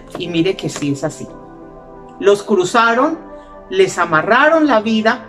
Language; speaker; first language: Spanish; native; Spanish